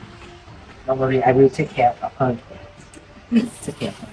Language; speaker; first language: English; non-native, learner; Vietnamese